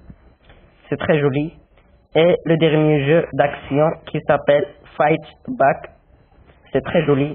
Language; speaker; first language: French; non-native, learner; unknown